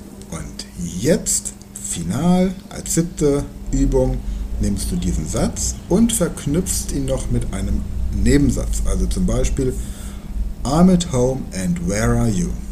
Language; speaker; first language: German; native; German